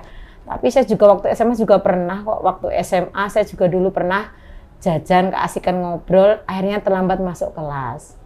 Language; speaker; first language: Indonesian; native; Indonesian